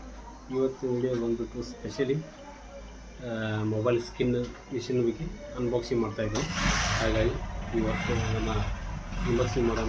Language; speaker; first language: Kannada; native; Kannada